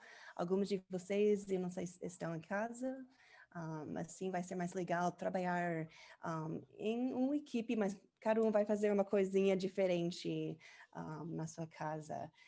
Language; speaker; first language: Portuguese; non-native, learner; English